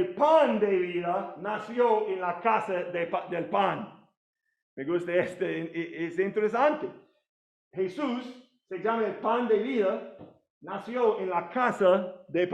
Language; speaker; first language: Spanish; non-native, learner; English